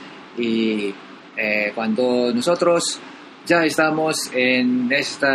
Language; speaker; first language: Spanish; non-native, learner; Filipino